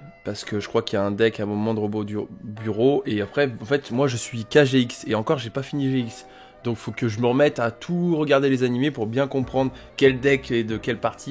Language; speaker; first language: French; native; French